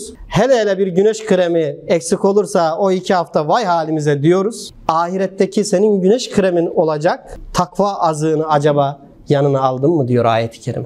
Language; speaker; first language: Turkish; native; Turkish